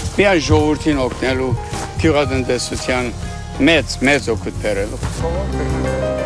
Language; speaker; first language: Armenian; early bilingual, heritage; Armenian